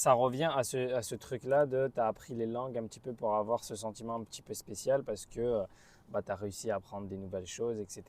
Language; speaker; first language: French; native; French